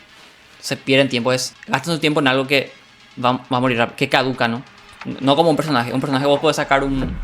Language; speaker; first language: Spanish; native; Spanish